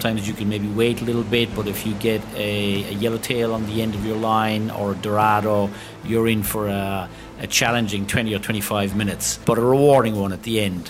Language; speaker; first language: English; native; English